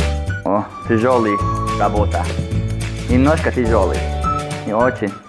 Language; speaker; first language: Russian; non-native, learner; Azerbaijani